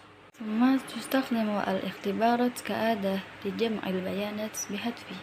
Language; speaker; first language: Arabic; non-native, learner; Indonesian